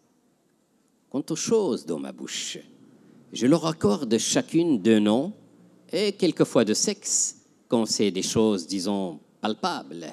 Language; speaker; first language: French; non-native, local second language; Arabic